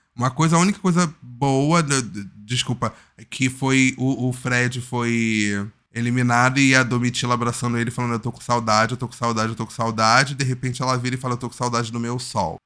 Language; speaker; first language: Portuguese; native; Portuguese